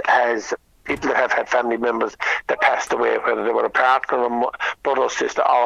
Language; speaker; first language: English; native; English